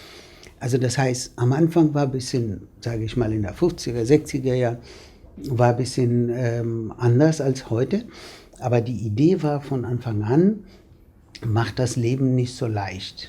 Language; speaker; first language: German; non-native, fluent; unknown